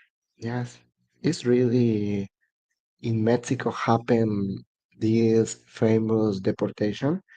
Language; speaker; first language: English; non-native, learner; Spanish